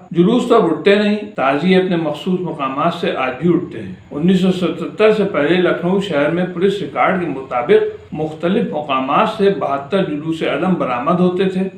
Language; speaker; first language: Urdu; native; Urdu